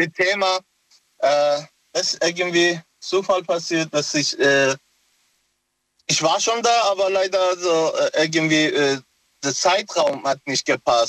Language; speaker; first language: German; non-native, local second language; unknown